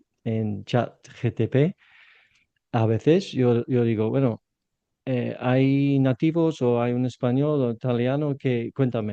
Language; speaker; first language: Spanish; non-native, fluent; English